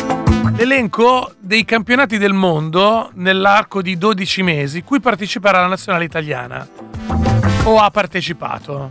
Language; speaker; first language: Italian; native; Italian